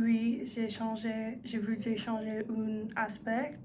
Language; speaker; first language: French; non-native, learner; English